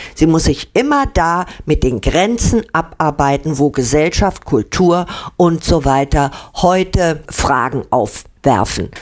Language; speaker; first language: German; native; German